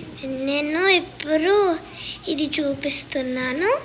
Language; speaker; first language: Telugu; early bilingual, heritage; Telugu